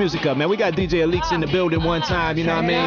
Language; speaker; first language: English; native; English